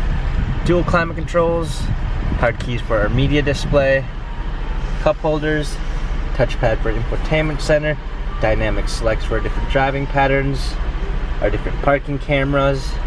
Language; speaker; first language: English; native; English